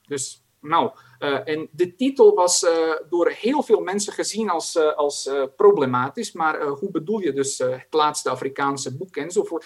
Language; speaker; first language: Dutch; non-native, fluent; Croatian